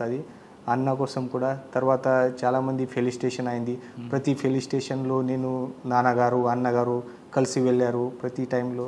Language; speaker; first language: Telugu; non-native, learner; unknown